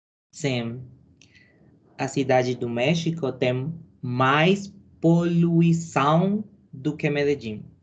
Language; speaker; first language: Portuguese; non-native, learner; Spanish